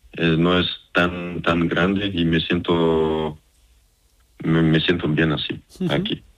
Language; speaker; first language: Spanish; non-native, fluent; Serbian